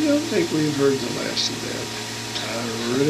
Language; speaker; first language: English; native; English